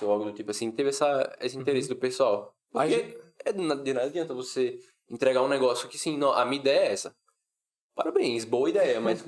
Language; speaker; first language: Portuguese; native; Portuguese